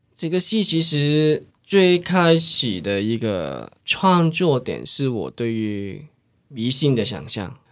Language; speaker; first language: Chinese; non-native, local second language; Cantonese